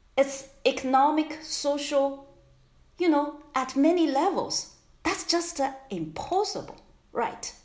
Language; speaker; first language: English; non-native, fluent; Chinese